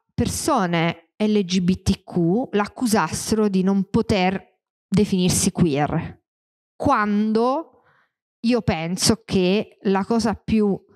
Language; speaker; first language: Italian; native; Italian